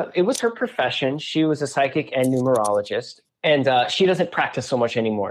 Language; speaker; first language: English; native; English